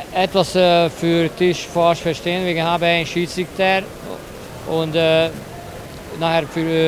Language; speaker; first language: German; non-native, learner; Hungarian